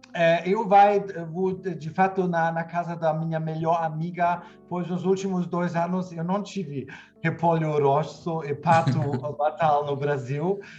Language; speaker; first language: Portuguese; non-native, fluent; German